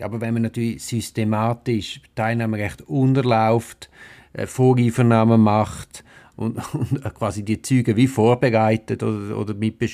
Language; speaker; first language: German; native; German